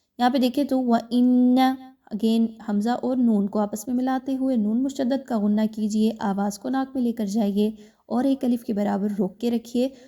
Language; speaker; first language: Urdu; native; Urdu